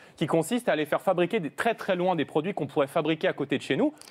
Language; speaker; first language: French; native; French